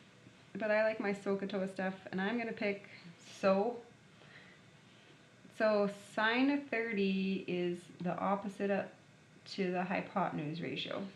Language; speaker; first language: English; native; English